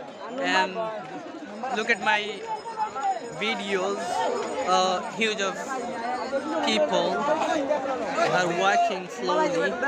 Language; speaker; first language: English; non-native, learner; Bangla